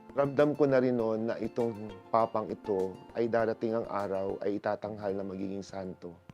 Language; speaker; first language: Filipino; native; Filipino